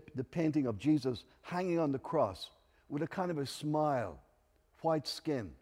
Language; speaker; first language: English; native; English